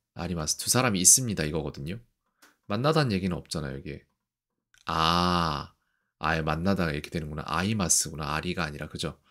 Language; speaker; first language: Korean; native; Korean